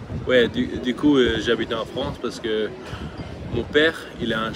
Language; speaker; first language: French; early bilingual, other home language; English